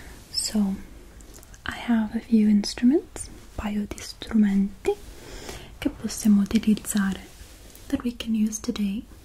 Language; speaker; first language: Italian; non-native, fluent; English